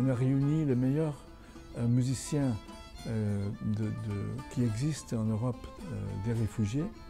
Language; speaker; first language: French; non-native, fluent; Catalan